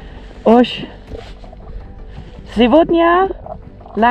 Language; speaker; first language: Russian; non-native, learner; Dutch